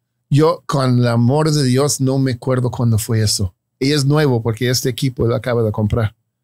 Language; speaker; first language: Spanish; non-native, fluent; English